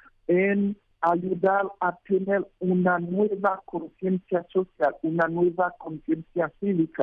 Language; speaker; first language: Spanish; non-native, fluent; Haitian Creole